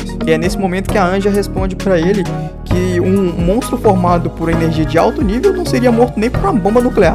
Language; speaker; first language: Portuguese; native; Portuguese